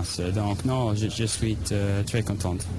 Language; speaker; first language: French; non-native, learner; English